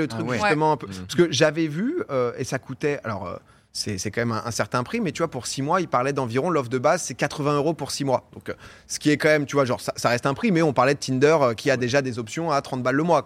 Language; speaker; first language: French; native; French